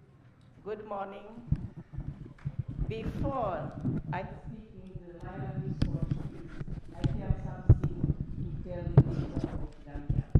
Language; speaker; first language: English; non-native, learner; Portuguese